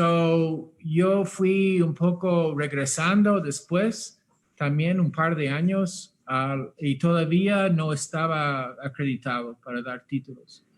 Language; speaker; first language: Spanish; early bilingual, heritage; English